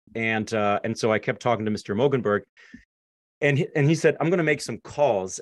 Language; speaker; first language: English; non-native, fluent; German